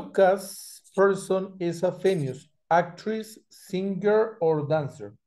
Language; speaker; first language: English; non-native, fluent; Spanish